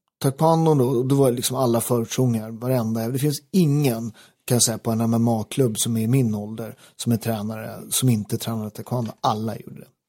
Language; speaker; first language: Swedish; native; Swedish